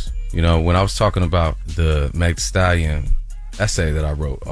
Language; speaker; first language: English; native; English